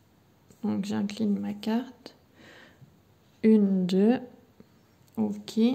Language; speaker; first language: French; native; French